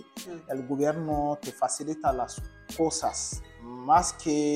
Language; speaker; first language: Spanish; non-native, learner; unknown